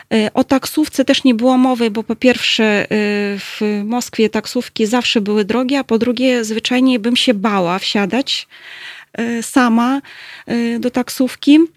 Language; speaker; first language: Polish; early bilingual, heritage; Russian